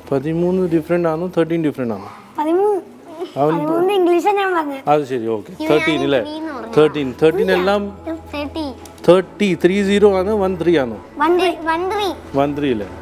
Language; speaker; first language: Malayalam; non-native, fluent; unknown